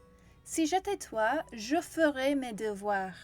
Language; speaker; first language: French; non-native, fluent; English